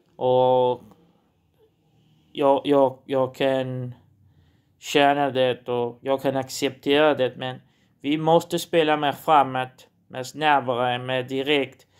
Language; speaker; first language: Swedish; non-native, learner; Portuguese